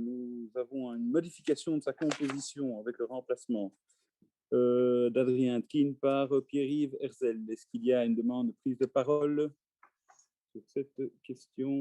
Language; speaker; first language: French; native; French